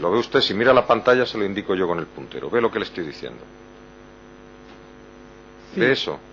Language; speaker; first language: Spanish; native; Spanish